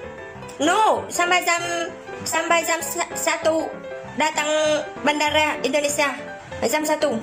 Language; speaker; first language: Indonesian; non-native, learner; Vietnamese